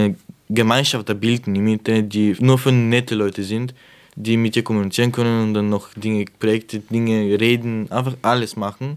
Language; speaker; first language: German; non-native, fluent; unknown